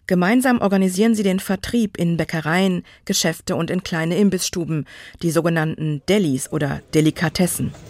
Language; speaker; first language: German; native; German